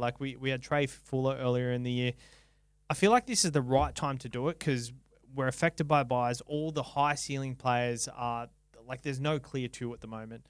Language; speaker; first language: English; native; English